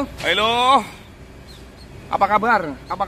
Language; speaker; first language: Indonesian; non-native, local second language; Javanese